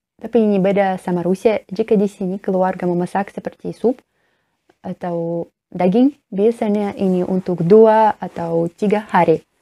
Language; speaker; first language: Indonesian; non-native, learner; Russian